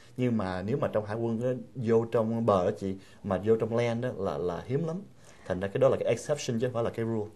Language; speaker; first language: Vietnamese; early bilingual, heritage; Vietnamese